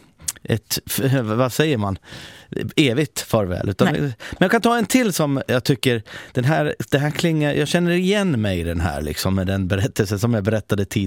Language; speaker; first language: Swedish; native; Swedish